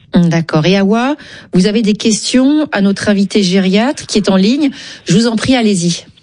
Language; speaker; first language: French; native; French